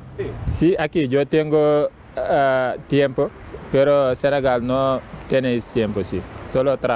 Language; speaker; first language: Spanish; non-native, learner; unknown